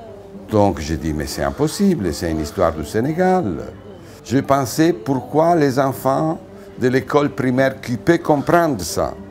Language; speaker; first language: French; non-native, fluent; Italian